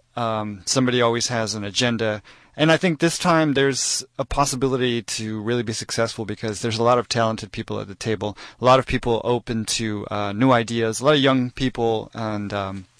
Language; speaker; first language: English; native; English